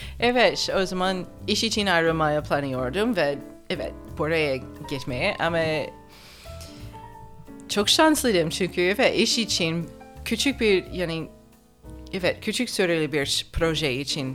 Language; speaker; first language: Turkish; non-native, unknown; English